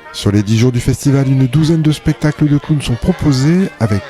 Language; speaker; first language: French; native; French